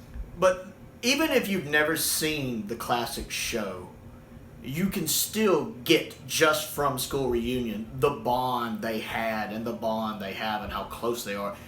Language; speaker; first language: English; native; English